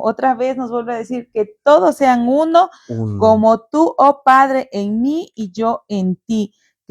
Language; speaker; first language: Spanish; native; Spanish